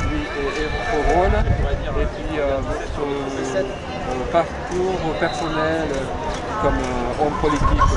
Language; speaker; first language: French; non-native, learner; Japanese